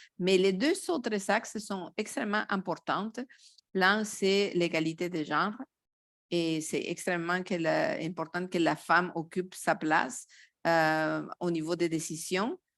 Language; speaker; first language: French; non-native, fluent; Spanish